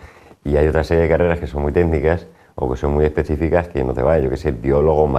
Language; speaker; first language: Spanish; native; Spanish